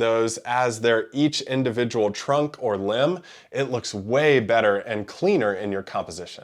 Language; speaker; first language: English; native; English